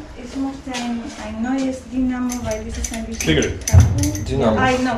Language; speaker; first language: German; non-native, learner; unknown